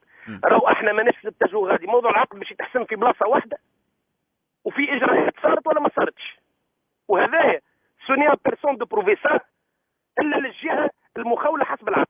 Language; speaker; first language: Arabic; native; Arabic